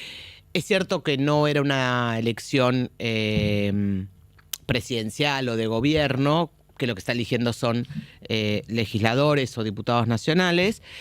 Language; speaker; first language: Spanish; native; Spanish